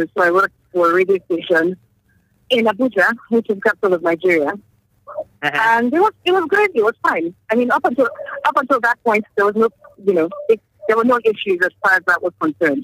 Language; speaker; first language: English; non-native, local second language; Yoruba